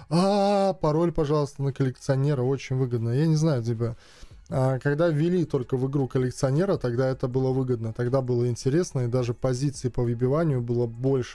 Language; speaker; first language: Russian; native; Russian